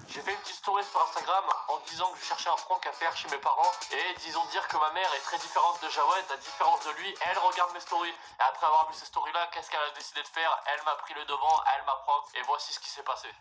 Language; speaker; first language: French; native; French